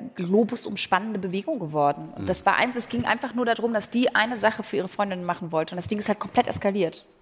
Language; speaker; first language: German; native; German